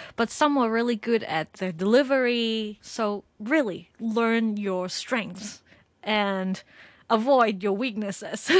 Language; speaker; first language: English; non-native, local second language; Cantonese